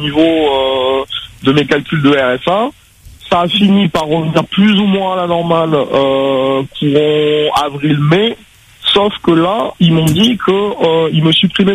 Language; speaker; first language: French; native; French